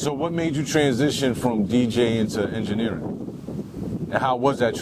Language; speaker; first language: English; native; English